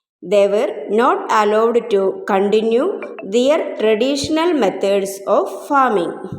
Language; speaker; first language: English; non-native, local second language; Malayalam